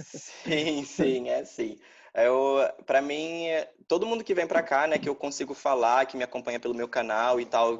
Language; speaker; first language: Portuguese; native; Portuguese